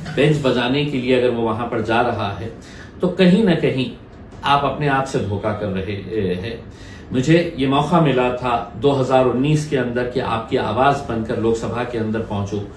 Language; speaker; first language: Urdu; native; Urdu